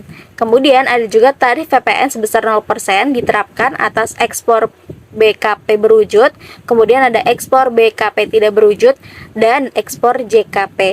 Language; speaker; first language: Indonesian; native; Indonesian